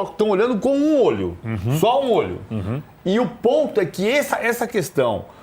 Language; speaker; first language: Portuguese; native; Portuguese